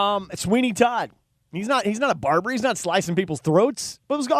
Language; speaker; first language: English; native; English